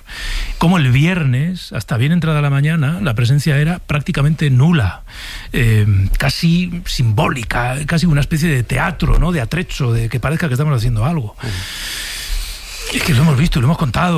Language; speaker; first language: Spanish; native; Spanish